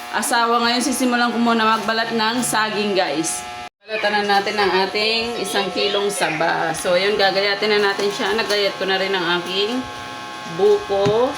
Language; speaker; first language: Filipino; native; Filipino